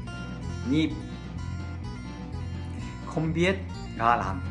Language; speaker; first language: Vietnamese; non-native, fluent; Japanese